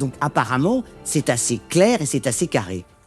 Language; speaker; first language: French; native; French